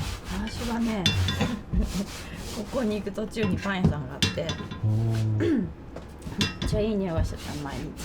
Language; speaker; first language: Japanese; native; Japanese